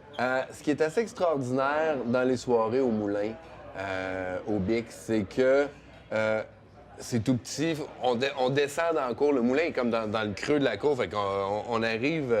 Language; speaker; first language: French; native; French